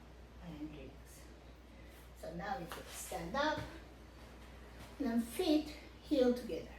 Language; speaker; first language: English; non-native, fluent; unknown